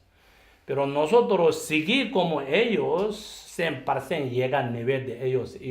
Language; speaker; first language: Spanish; non-native, learner; Tibetan